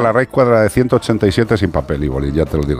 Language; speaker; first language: Spanish; native; Spanish